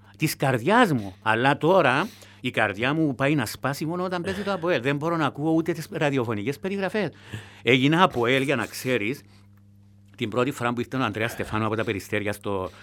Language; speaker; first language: Greek; native; Greek